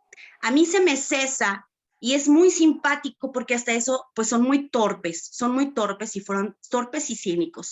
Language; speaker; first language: Spanish; native; Spanish